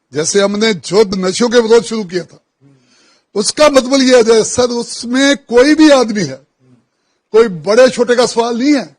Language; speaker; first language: Hindi; non-native, local second language; Punjabi